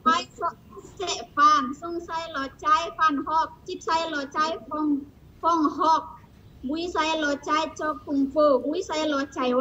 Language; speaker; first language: Chinese; non-native, learner; Indonesian